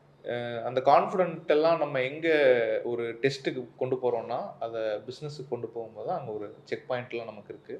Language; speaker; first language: Tamil; native; Tamil